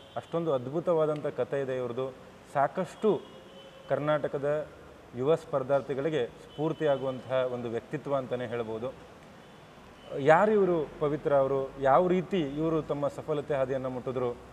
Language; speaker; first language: Kannada; native; Kannada